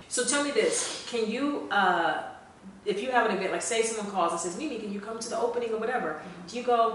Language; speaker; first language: English; native; English